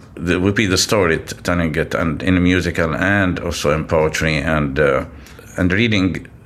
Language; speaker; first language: English; non-native, fluent; Arabic